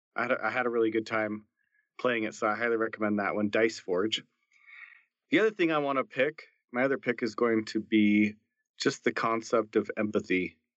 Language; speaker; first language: English; native; English